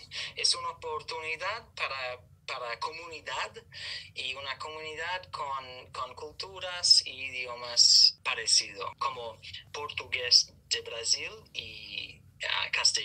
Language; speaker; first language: Spanish; non-native, fluent; English